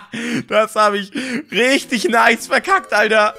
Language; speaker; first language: German; native; German